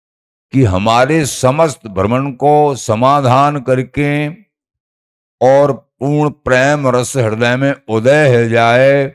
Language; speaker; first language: Hindi; native; Hindi